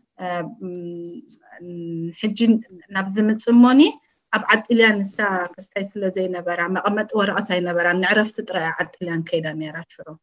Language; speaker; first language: Tigrinya; early bilingual, heritage; Tigrinya